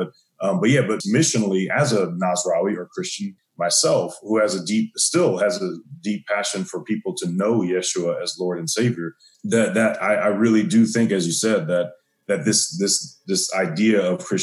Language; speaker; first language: English; native; English